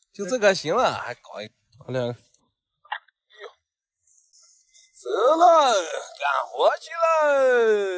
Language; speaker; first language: Chinese; native; Chinese